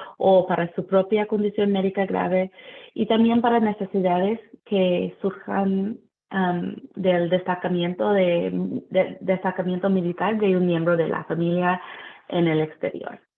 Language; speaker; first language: Spanish; early bilingual, heritage; Spanish